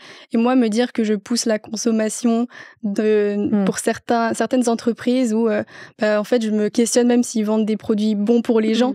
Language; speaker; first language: French; native; French